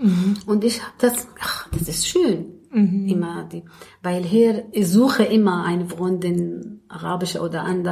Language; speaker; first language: German; non-native, learner; Arabic